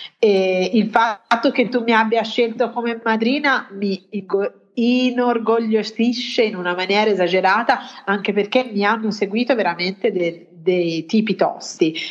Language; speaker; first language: Italian; native; Italian